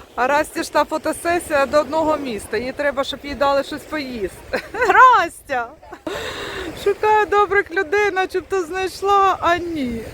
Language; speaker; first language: Ukrainian; non-native, local second language; Russian